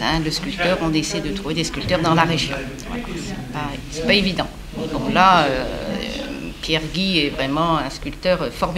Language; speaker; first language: French; native; French